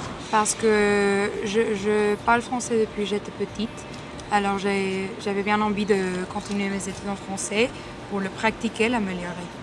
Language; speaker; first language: French; non-native, fluent; Spanish